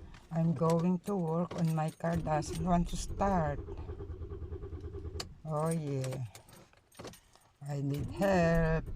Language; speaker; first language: English; non-native, local second language; Filipino